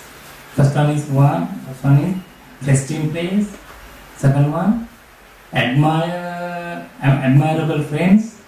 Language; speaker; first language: English; non-native, learner; Sinhala